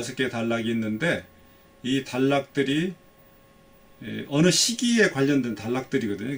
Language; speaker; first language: Korean; native; Korean